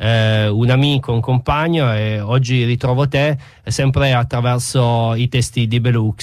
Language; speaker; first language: Italian; native; Italian